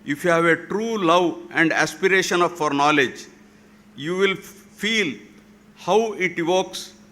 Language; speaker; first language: English; non-native, local second language; Kannada